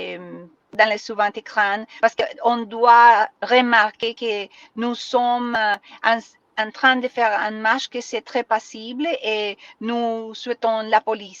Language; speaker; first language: French; non-native, learner; Spanish